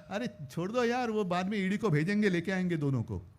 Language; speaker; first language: Hindi; non-native, local second language; Marathi